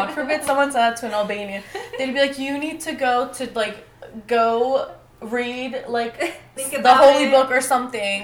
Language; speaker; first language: English; native; English